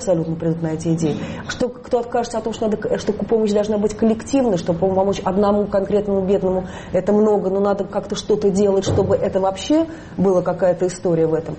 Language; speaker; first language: Russian; native; Russian